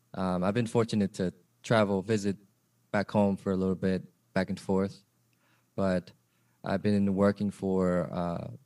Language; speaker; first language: English; early bilingual, other home language; Korean